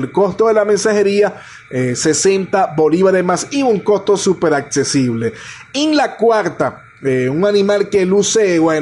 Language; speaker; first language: Spanish; native; Spanish